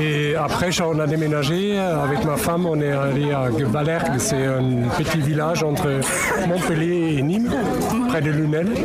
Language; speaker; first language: French; non-native, fluent; German